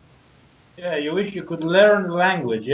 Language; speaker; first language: English; non-native, learner; Persian